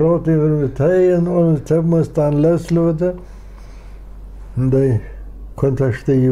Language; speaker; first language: German; non-native, local second language; Plautdietsch